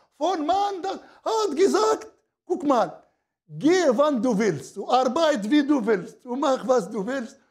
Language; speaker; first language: German; non-native, learner; Arabic